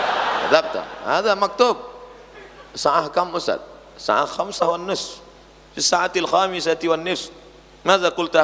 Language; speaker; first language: Arabic; non-native, fluent; Indonesian